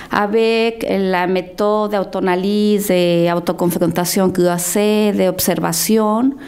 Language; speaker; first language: French; non-native, fluent; Spanish